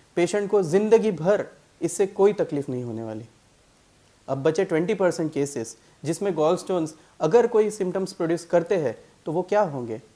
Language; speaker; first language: Hindi; non-native, local second language; Marathi